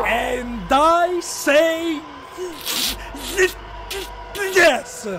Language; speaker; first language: English; non-native, learner; Italian